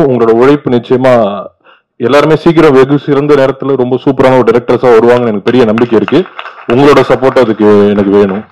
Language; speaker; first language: Tamil; native; Tamil